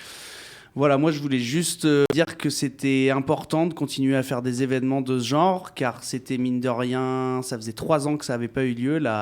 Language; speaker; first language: French; native; French